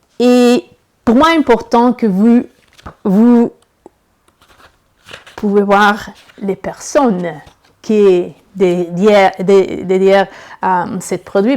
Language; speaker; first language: French; non-native, learner; Italian